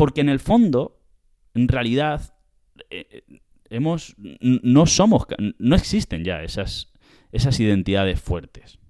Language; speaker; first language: Spanish; native; Spanish